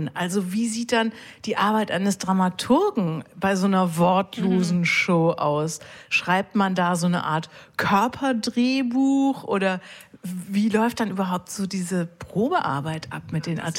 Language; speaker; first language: German; native; German